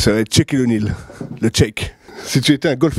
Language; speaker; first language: French; native; French